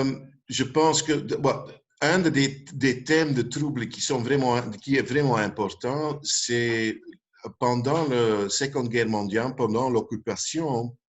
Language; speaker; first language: French; non-native, local second language; Dutch